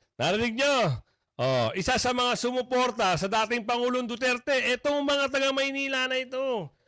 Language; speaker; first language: Filipino; native; Filipino